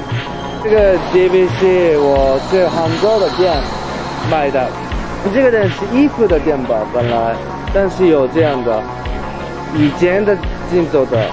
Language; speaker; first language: Chinese; non-native, learner; Japanese